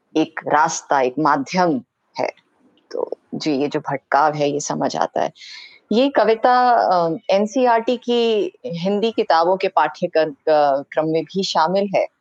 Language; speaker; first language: Hindi; native; Hindi